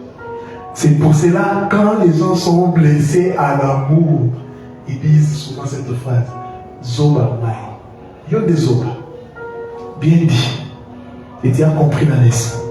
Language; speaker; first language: French; non-native, local second language; Lingala